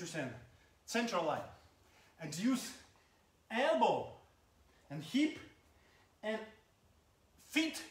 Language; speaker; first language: English; non-native, learner; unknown